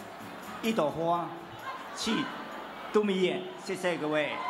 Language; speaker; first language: Chinese; early bilingual, heritage; Chinese